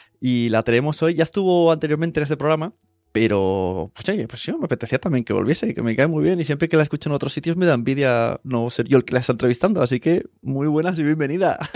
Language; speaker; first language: Spanish; native; Spanish